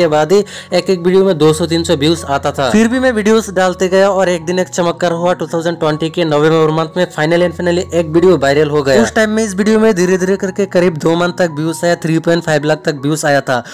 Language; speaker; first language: Hindi; non-native, local second language; Assamese